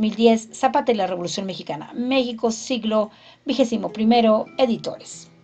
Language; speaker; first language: Spanish; native; Spanish